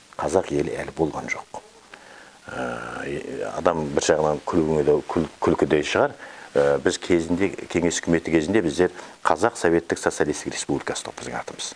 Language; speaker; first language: Kazakh; native; Kazakh